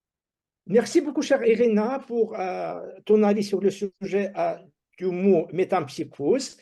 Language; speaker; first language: French; non-native, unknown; Russian